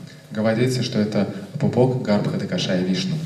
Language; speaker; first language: Russian; native; Russian